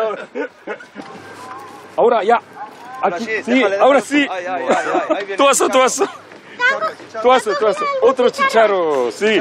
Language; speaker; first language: Spanish; non-native, learner; Korean